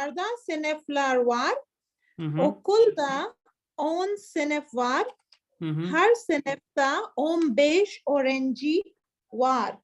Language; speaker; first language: Turkish; non-native, learner; Urdu